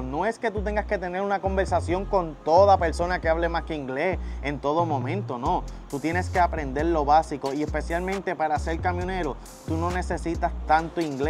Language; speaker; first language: Spanish; native; Spanish